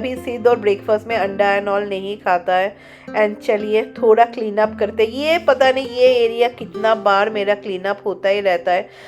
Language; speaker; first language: Hindi; non-native, local second language; Bangla